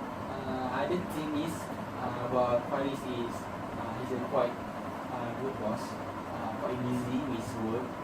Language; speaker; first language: English; non-native, learner; Malay